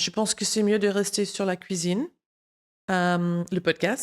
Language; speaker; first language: French; non-native, fluent; English